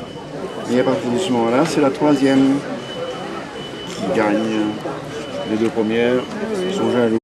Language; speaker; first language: French; non-native, fluent; Romanian